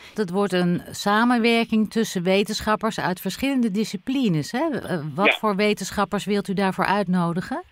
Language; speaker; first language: Dutch; native; Dutch